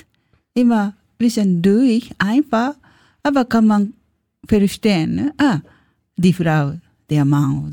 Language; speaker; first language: German; non-native, learner; Japanese